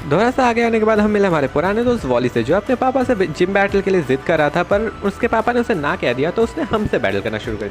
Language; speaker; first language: Hindi; native; Hindi